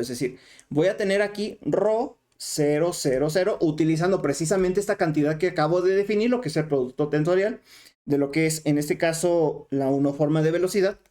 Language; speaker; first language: Spanish; native; Spanish